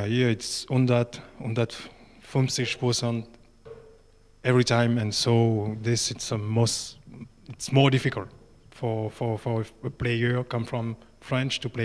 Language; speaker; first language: English; non-native, learner; French